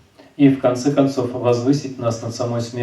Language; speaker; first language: Russian; native; Russian